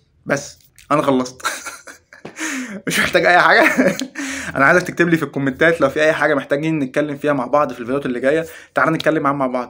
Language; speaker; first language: Arabic; native; Arabic